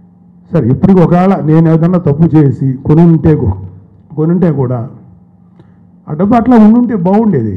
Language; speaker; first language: Telugu; native; Telugu